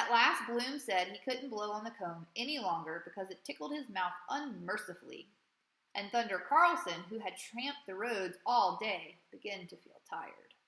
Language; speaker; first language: English; native; English